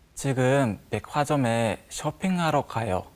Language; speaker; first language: Korean; non-native, learner; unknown